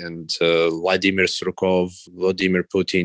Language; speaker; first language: English; non-native, fluent; Russian